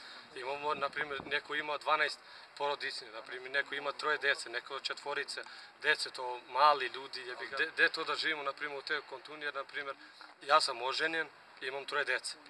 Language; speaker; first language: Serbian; non-native, local second language; Romany